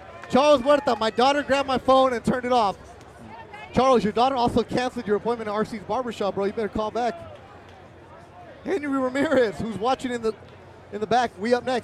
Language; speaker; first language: English; early bilingual, other home language; Spanish